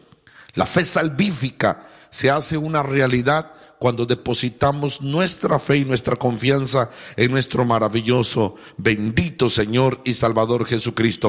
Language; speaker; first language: Spanish; native; Spanish